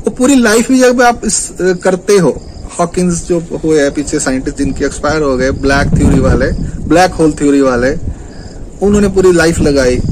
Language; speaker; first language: Hindi; non-native, local second language; Marathi